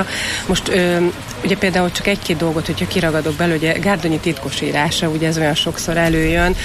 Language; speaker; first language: Hungarian; native; Hungarian